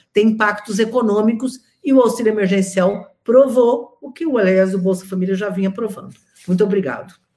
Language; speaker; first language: Portuguese; native; Portuguese